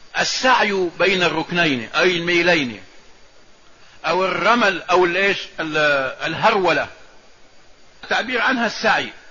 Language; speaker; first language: Arabic; native; Arabic